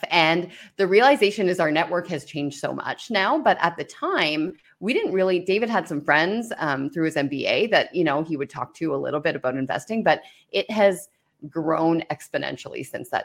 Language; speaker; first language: English; native; English